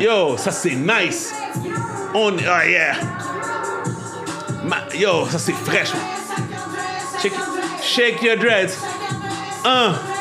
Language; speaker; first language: French; native; French